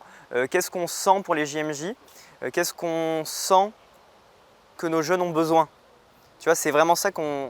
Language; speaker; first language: French; native; French